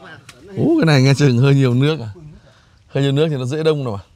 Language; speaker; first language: Vietnamese; native; Vietnamese